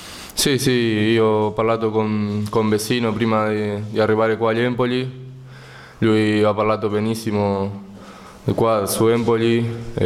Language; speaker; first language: Italian; non-native, learner; Spanish